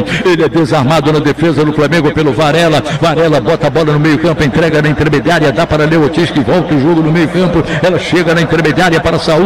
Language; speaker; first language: Portuguese; native; Portuguese